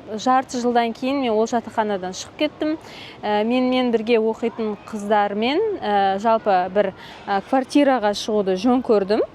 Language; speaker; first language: Kazakh; native; Kazakh